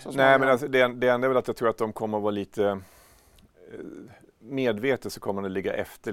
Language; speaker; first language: Swedish; native; Swedish